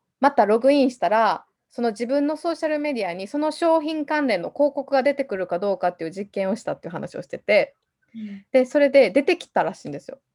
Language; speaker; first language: Japanese; native; Japanese